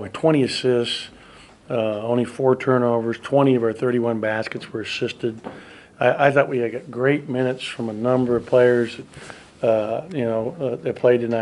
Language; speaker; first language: English; native; English